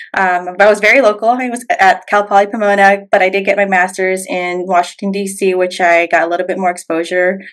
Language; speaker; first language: English; native; English